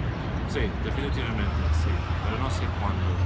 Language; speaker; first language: Spanish; non-native, fluent; English